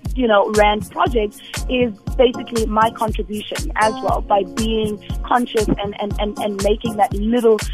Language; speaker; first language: English; non-native, local second language; Zulu